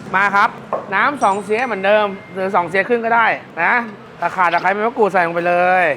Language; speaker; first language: Thai; native; Thai